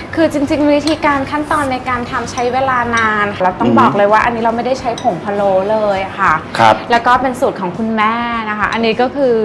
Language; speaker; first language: Thai; native; Thai